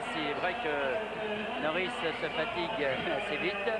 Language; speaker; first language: French; native; French